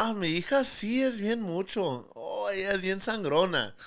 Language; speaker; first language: Spanish; early bilingual, heritage; Spanish